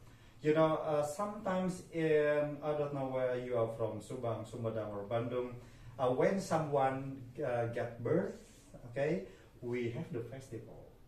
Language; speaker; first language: English; non-native, fluent; Indonesian